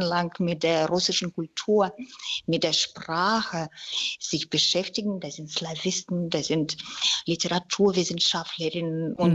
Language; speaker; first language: German; non-native, fluent; Russian